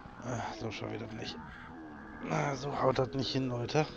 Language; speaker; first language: German; native; German